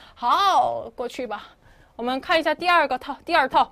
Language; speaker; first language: Chinese; non-native, fluent; Korean